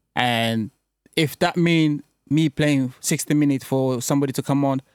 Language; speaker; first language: English; early bilingual, other home language; French